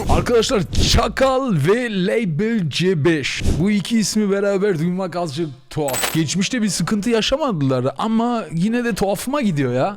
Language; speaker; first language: Turkish; native; Turkish